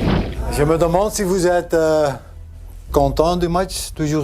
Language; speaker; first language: French; non-native, local second language; Dutch